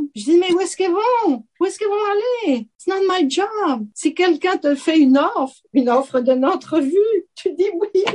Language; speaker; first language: French; native; French